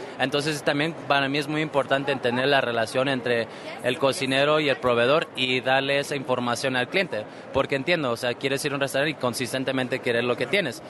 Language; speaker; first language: Spanish; early bilingual, heritage; Spanish